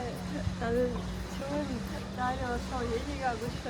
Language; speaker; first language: Korean; non-native, learner; Russian